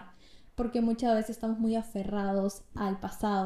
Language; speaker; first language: Spanish; native; Spanish